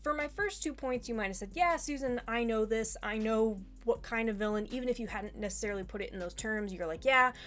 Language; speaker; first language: English; native; English